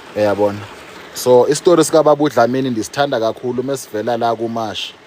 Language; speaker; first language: Zulu; non-native, local second language; Xhosa